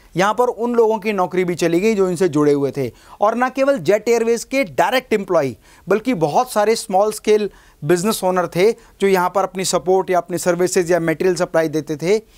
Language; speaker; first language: Hindi; native; Hindi